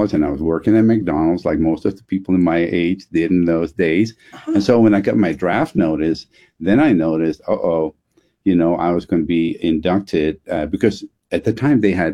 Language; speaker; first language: English; non-native, fluent; Dutch